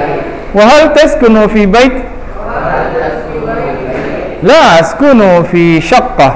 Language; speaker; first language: Arabic; non-native, fluent; Indonesian